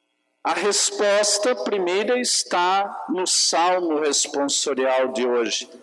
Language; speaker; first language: Portuguese; native; Portuguese